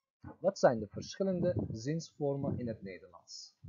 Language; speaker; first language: Dutch; non-native, fluent; Turkish